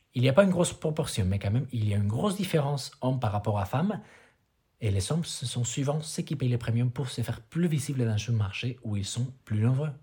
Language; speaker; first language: French; non-native, fluent; Spanish